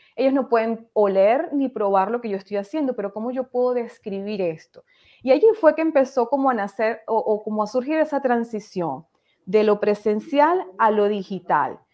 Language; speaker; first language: Spanish; native; Spanish